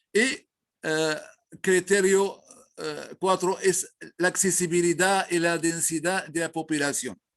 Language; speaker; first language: Spanish; non-native, learner; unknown